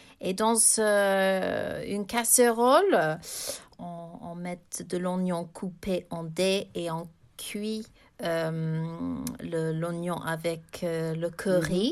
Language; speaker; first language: French; non-native, fluent; English